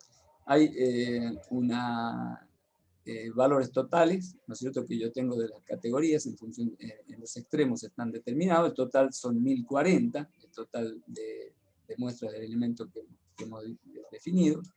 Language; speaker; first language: Spanish; native; Spanish